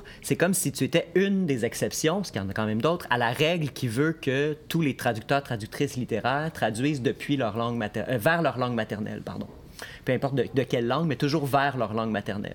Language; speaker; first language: French; native; French